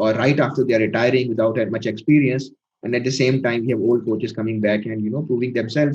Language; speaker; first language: English; non-native, local second language; Urdu